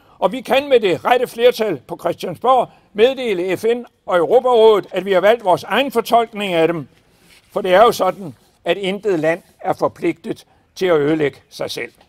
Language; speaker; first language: Danish; native; Danish